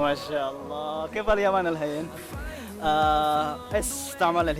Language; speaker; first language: Arabic; non-native, learner; Indonesian